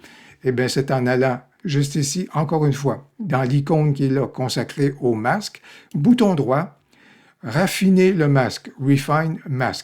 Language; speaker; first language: French; native; French